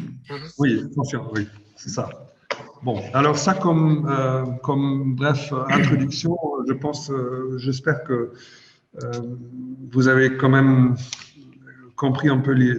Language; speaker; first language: French; non-native, fluent; German